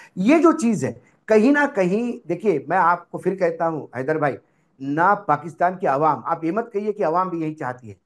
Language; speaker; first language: Hindi; non-native, local second language; Marathi